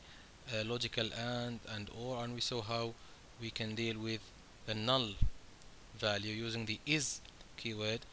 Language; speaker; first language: English; non-native, fluent; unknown